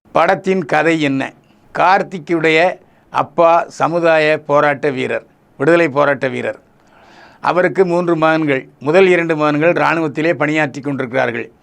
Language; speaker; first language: Tamil; native; Tamil